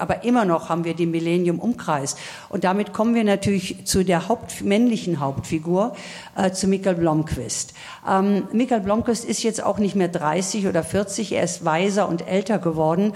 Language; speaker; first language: German; native; German